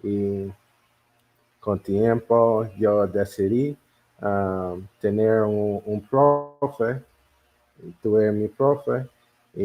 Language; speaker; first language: Spanish; non-native, learner; English